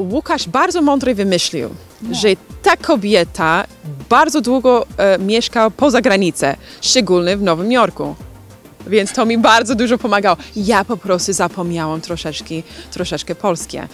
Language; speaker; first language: Polish; non-native, learner; English